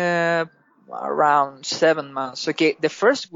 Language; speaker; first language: English; non-native, fluent; Spanish